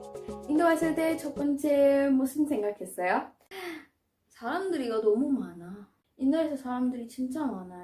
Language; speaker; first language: Korean; non-native, learner; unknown